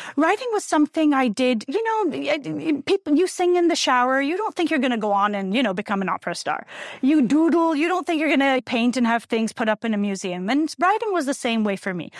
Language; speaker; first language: English; non-native, local second language; Urdu